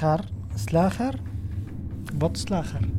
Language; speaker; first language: Dutch; non-native, learner; Arabic